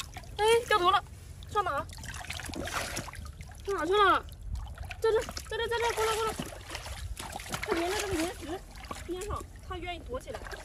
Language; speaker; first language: Chinese; native; Chinese